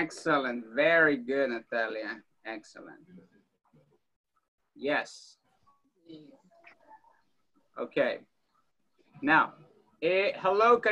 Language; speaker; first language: English; non-native, fluent; Spanish